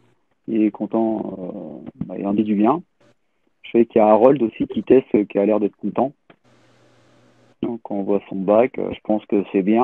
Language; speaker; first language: French; native; French